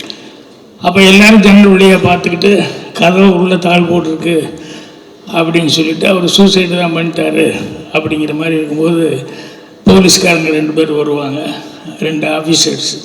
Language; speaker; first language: Tamil; native; Tamil